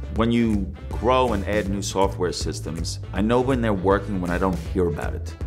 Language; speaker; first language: English; native; English